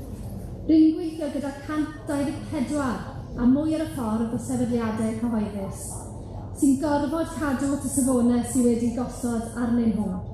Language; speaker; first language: Welsh; native; Welsh